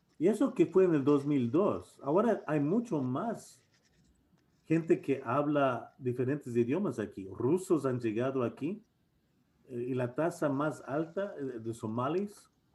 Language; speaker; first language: Spanish; native; Spanish